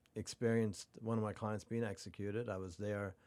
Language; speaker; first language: English; non-native, fluent; Norwegian